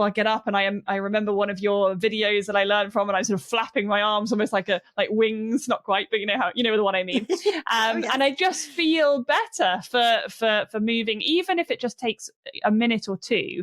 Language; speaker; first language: English; native; English